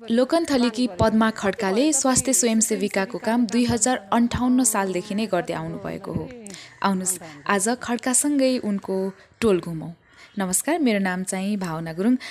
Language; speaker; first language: Nepali; native; Nepali